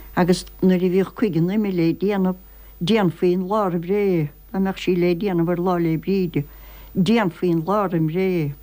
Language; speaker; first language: Irish; native; Irish